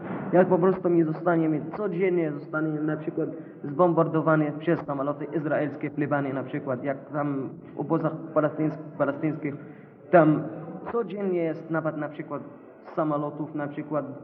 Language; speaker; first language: Polish; non-native, learner; Arabic